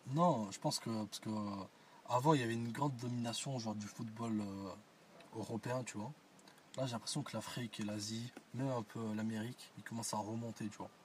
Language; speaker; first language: French; early bilingual, other home language; Arabic